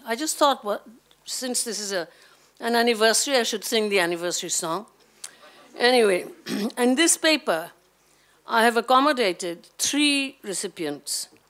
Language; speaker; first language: English; non-native, local second language; Bangla